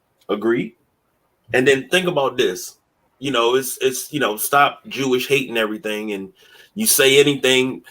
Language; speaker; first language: English; native; English